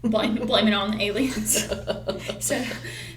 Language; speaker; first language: English; native; English